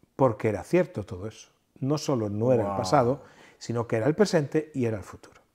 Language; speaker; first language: Spanish; native; Spanish